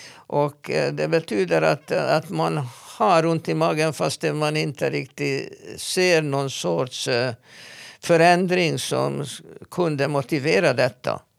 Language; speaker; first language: Swedish; non-native, fluent; Hungarian